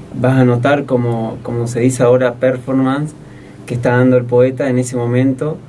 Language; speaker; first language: Spanish; native; Spanish